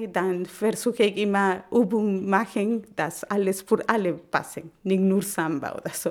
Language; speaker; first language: German; non-native, learner; Spanish